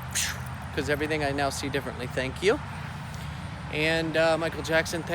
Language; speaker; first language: English; native; English